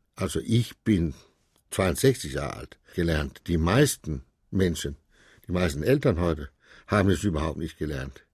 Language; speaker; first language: German; non-native, fluent; Danish